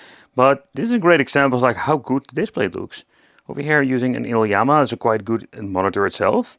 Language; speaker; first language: English; non-native, fluent; Dutch